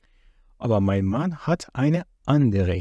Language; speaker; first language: German; non-native, fluent; Persian